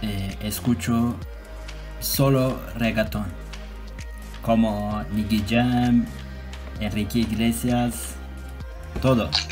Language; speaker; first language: Spanish; non-native, learner; Turkish